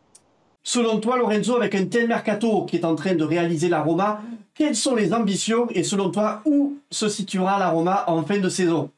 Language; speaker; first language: French; native; French